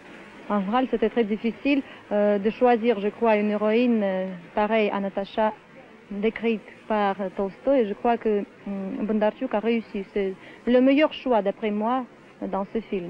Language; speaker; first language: French; non-native, fluent; Russian